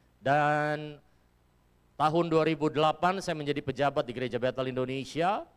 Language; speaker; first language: Indonesian; native; Indonesian